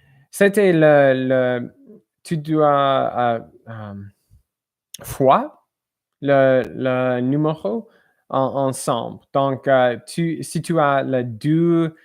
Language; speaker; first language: French; non-native, learner; English